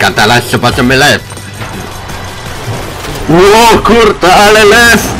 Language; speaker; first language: Polish; non-native, learner; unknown